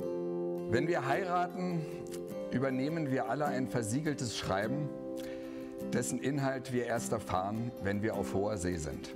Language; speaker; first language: German; native; German